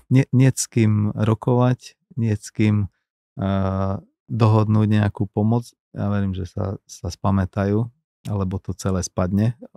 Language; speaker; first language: Slovak; non-native, local second language; Hungarian